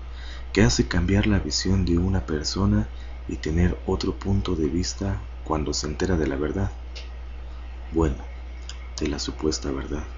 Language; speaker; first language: Spanish; native; Spanish